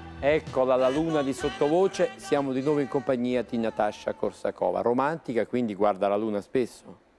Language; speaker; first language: Italian; native; Italian